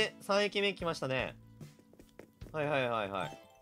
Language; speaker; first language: Japanese; native; Japanese